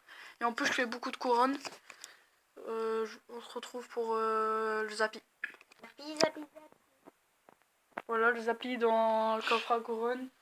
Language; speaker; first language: French; native; French